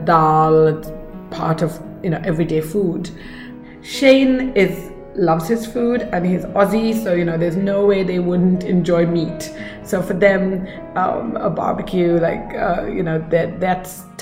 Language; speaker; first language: English; non-native, local second language; Kannada